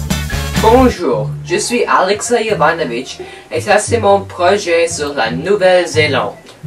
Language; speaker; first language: French; non-native, learner; English